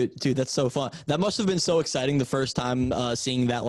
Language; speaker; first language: English; native; English